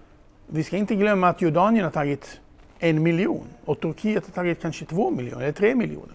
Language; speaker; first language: Swedish; non-native, fluent; Hebrew